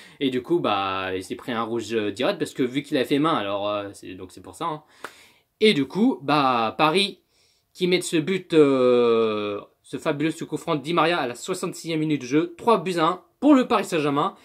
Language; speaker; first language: French; native; French